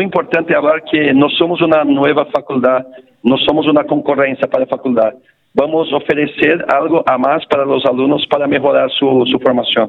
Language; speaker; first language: Portuguese; non-native, local second language; Spanish